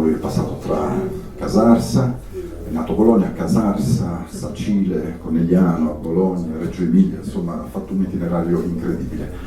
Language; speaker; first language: Italian; native; Italian